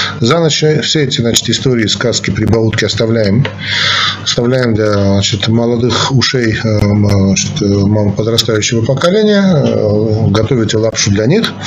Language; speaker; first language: Russian; non-native, local second language; Armenian